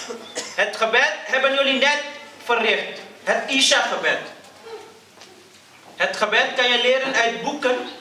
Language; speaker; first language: Dutch; early bilingual, other home language; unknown